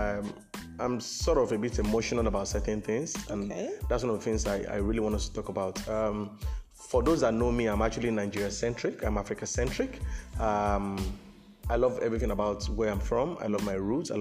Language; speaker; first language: English; non-native, local second language; Yoruba